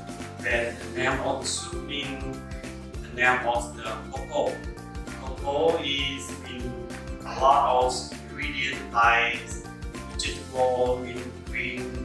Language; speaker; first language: English; non-native, learner; Khmer